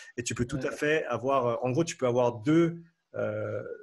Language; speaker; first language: French; native; French